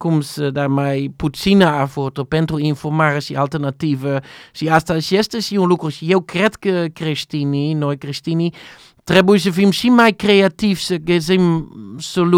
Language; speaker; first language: Romanian; non-native, learner; Dutch